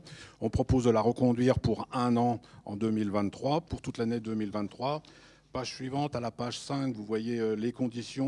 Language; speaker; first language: French; native; French